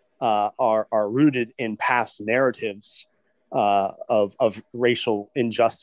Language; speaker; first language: English; native; English